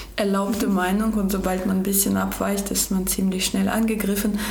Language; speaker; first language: German; early bilingual, other home language; Georgian